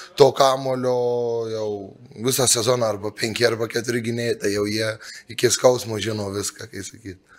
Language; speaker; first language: Lithuanian; native; Lithuanian